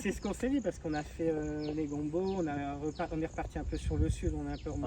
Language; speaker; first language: French; native; French